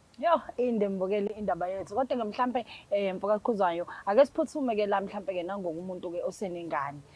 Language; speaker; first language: Zulu; native; Zulu